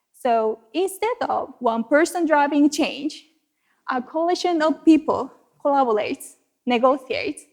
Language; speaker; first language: English; non-native, fluent; Japanese